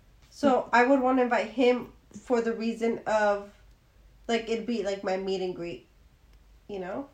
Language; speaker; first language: English; early bilingual, other home language; Spanish